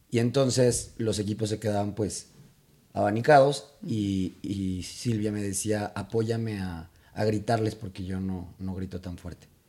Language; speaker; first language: Spanish; native; Spanish